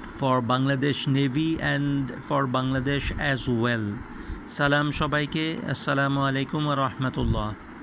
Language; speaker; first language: English; non-native, local second language; Bangla